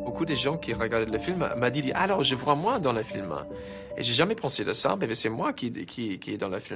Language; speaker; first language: French; non-native, fluent; English